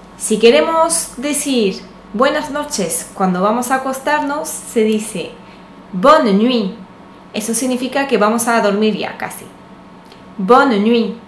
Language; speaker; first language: Spanish; non-native, fluent; French